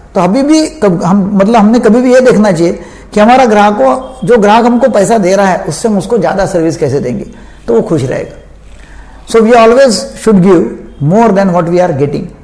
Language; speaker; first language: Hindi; non-native, local second language; Marathi